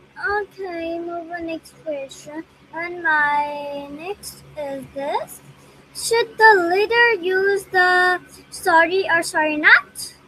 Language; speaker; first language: English; non-native, learner; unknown